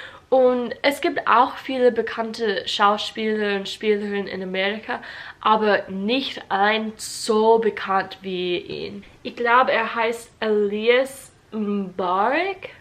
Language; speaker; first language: German; non-native, learner; English